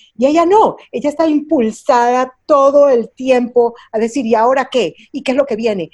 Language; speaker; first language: Spanish; early bilingual, heritage; Spanish